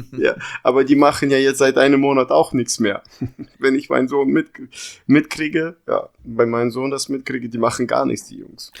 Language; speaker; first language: German; early bilingual, other home language; Russian